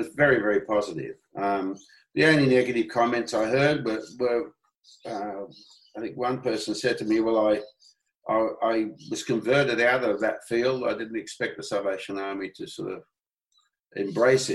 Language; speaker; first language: English; native; English